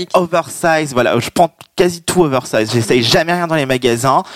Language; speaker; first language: French; native; French